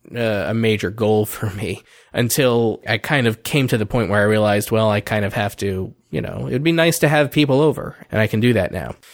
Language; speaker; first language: English; native; English